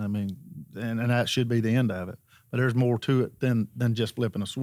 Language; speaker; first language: English; native; English